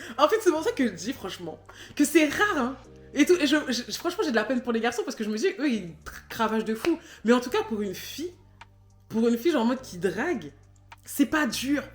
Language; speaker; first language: French; native; French